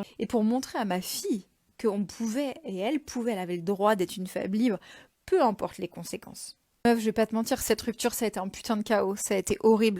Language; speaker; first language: French; native; French